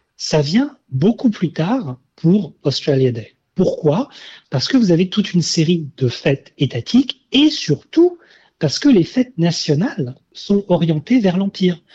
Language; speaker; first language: French; native; French